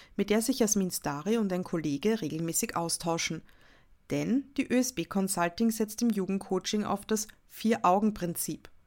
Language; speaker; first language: German; native; German